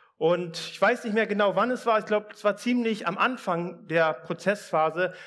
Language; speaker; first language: German; early bilingual, other home language; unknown